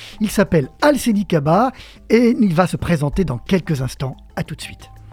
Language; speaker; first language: French; native; French